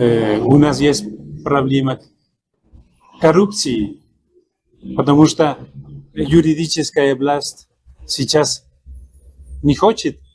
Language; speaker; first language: Russian; non-native, fluent; Spanish